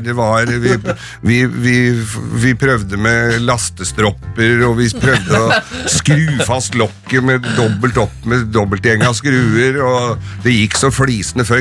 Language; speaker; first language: Norwegian; native; Norwegian